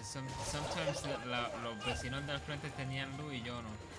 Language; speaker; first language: Spanish; native; Spanish